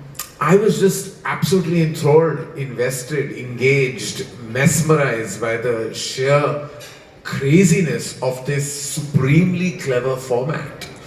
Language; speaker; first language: English; non-native, local second language; Hindi